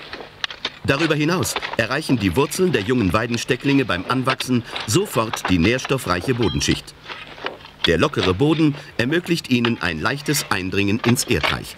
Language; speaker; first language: German; native; German